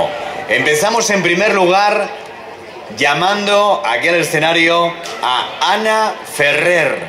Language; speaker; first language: Spanish; native; Spanish